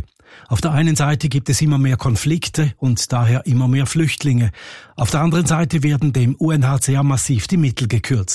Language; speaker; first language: German; native; German